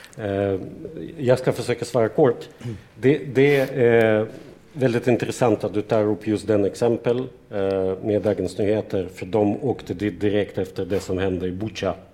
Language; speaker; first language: Swedish; non-native, fluent; Russian